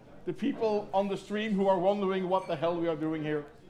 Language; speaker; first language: English; non-native, fluent; Dutch